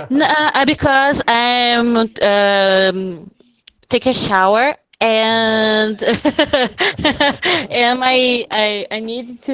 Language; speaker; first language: English; non-native, fluent; Portuguese